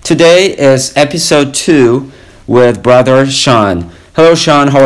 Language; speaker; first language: English; non-native, fluent; Korean